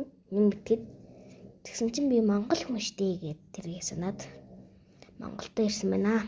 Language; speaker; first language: Mongolian; early bilingual, heritage; Mongolian